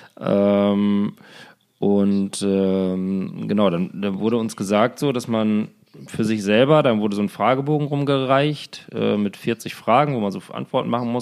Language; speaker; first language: German; native; German